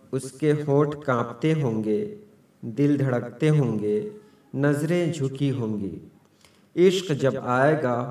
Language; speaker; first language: Urdu; native; Urdu